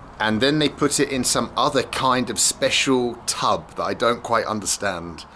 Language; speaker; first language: English; native; English